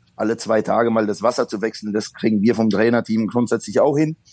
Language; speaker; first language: German; early bilingual, other home language; Polish